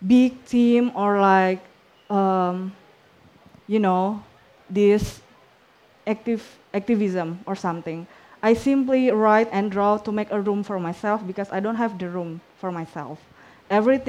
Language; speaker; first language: English; non-native, fluent; Indonesian